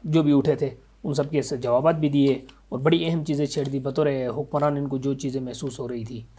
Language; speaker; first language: Urdu; non-native, local second language; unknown